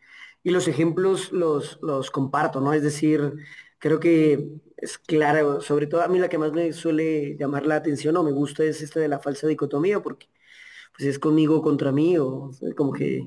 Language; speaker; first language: Spanish; native; Spanish